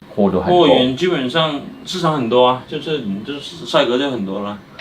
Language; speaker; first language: Chinese; native; Chinese